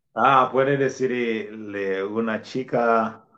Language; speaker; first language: Spanish; non-native, fluent; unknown